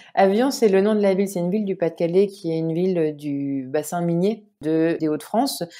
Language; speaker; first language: French; native; French